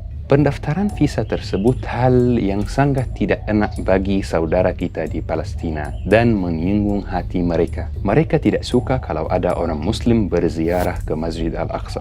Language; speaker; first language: Indonesian; non-native, fluent; Arabic